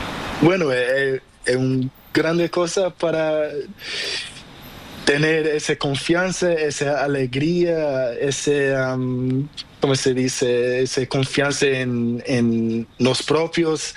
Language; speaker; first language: Spanish; non-native, learner; Portuguese